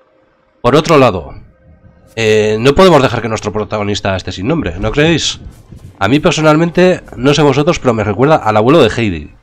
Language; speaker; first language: Spanish; native; Spanish